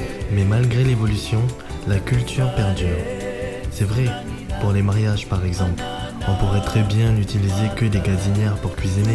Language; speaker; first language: French; native; French